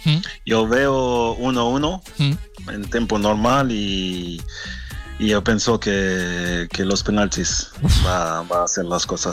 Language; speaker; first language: Spanish; non-native, fluent; French